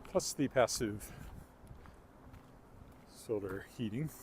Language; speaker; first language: English; native; English